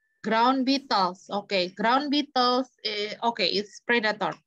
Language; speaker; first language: English; non-native, fluent; Indonesian